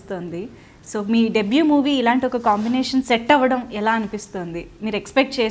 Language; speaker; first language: Telugu; native; Telugu